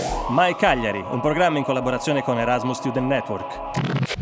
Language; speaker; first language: Italian; native; Italian